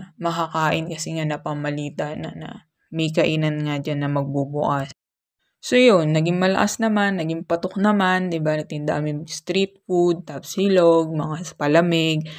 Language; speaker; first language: Filipino; native; Filipino